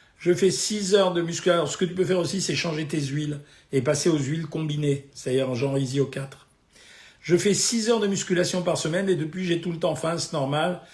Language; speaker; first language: French; native; French